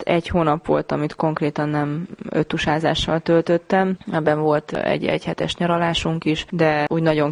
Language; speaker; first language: Hungarian; native; Hungarian